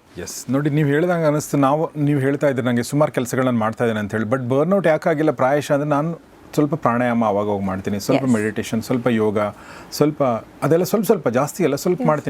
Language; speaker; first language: Kannada; native; Kannada